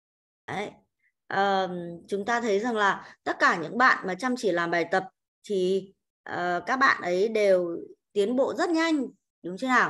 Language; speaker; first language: Vietnamese; native; Vietnamese